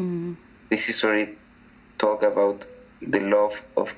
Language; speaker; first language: English; non-native, learner; Spanish